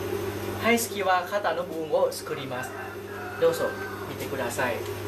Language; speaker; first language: Japanese; non-native, learner; Thai